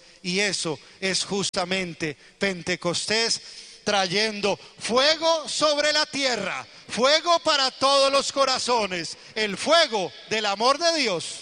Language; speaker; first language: Spanish; native; Spanish